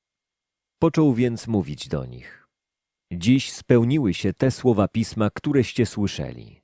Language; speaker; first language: Polish; native; Polish